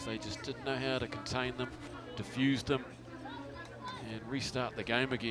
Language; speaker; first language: English; native; English